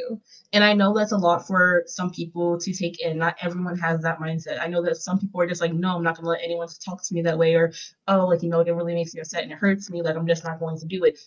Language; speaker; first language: English; native; English